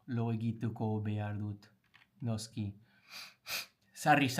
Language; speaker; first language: Basque; non-native, learner; English